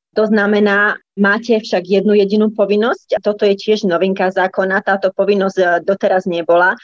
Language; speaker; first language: Slovak; native; Slovak